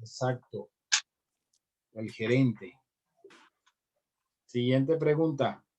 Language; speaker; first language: Spanish; native; Spanish